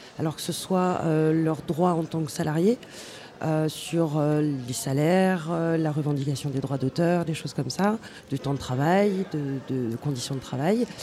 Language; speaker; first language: French; native; French